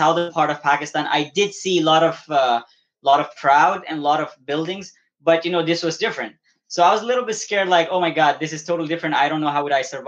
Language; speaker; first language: English; non-native, local second language; Balti